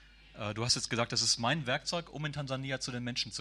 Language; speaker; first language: German; native; German